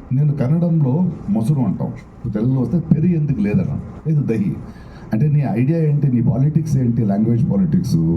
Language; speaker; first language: Telugu; non-native, local second language; Kannada